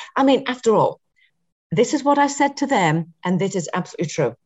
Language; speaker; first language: English; native; English